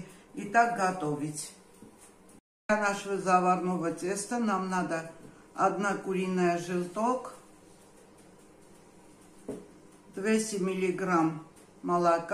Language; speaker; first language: Russian; non-native, local second language; Armenian